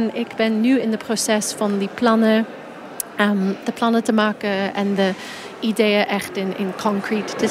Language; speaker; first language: Dutch; non-native, fluent; English